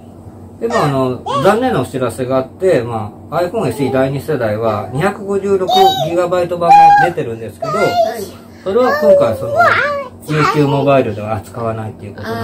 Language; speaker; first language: Japanese; native; Japanese